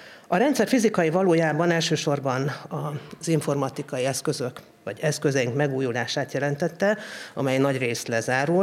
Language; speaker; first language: Hungarian; native; Hungarian